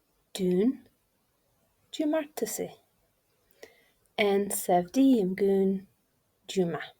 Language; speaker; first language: Turkish; non-native, learner; English